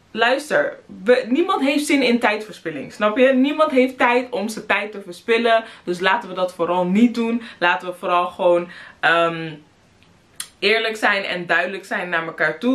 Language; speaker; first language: Dutch; native; Dutch